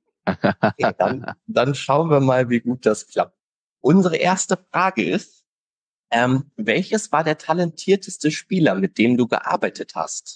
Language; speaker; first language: German; native; German